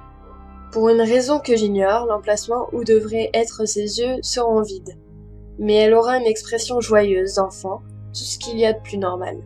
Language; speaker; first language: French; native; French